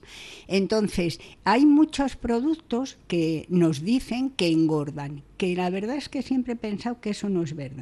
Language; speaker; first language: Spanish; native; Spanish